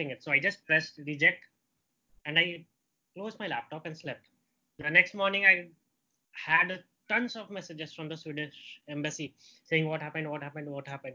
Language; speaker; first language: English; non-native, local second language; Hindi